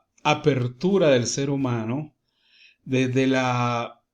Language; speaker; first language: Spanish; native; Spanish